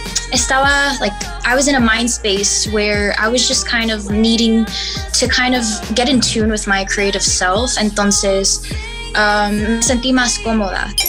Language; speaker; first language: English; early bilingual, other home language; Spanish